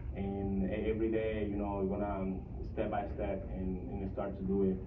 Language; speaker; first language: English; non-native, fluent; Spanish